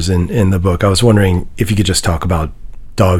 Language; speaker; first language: English; native; English